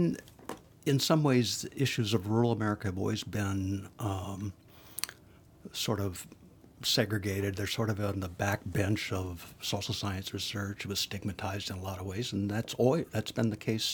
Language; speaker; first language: English; native; English